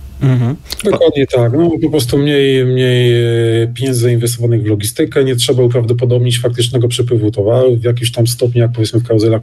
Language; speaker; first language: Polish; native; Polish